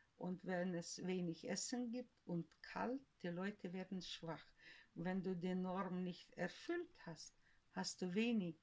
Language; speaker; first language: German; early bilingual, heritage; German